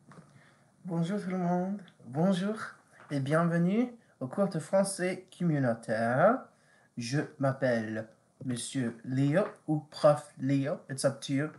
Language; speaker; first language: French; non-native, fluent; English